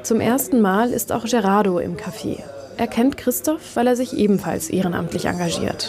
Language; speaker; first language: German; native; German